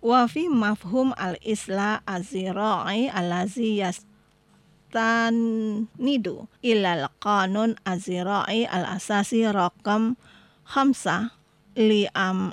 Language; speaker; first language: Arabic; non-native, fluent; Indonesian